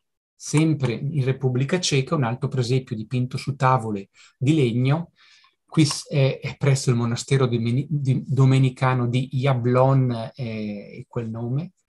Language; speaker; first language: Italian; native; Italian